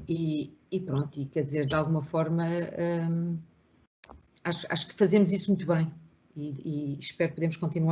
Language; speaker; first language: Portuguese; native; Portuguese